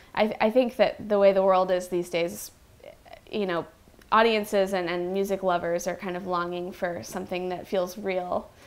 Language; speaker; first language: English; native; English